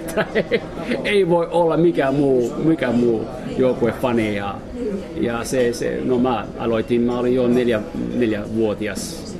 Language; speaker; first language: Finnish; non-native, fluent; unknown